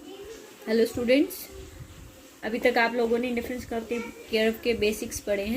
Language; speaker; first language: Hindi; native; Hindi